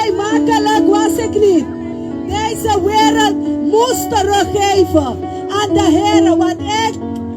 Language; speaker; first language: Dutch; non-native, local second language; Papiamento